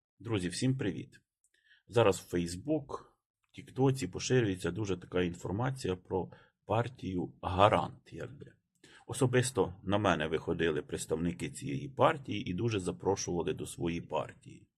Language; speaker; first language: Ukrainian; native; Ukrainian